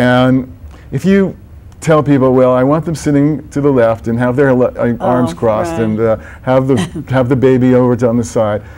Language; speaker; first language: English; native; English